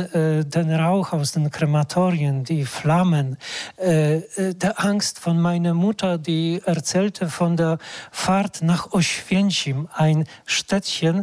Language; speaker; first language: German; non-native, fluent; Polish